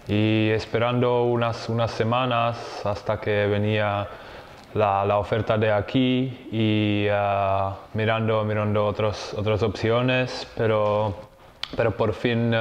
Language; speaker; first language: Spanish; non-native, fluent; Czech